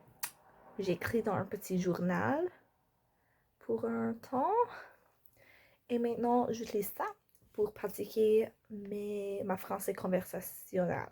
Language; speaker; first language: French; non-native, learner; English